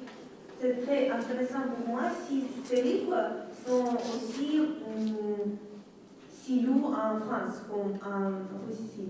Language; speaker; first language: French; non-native, learner; Russian